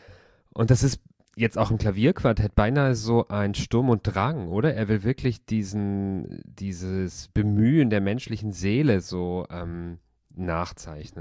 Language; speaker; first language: German; native; German